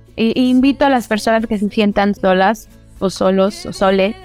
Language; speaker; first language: Spanish; early bilingual, heritage; Spanish